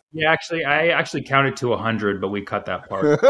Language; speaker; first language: English; early bilingual, other home language; Arabic